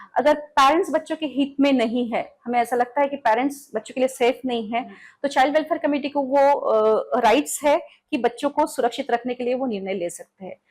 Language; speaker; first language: Hindi; non-native, local second language; Marathi